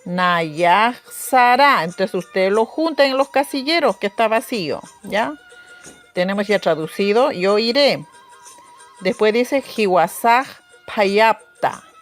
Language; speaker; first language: Spanish; non-native, local second language; Aymara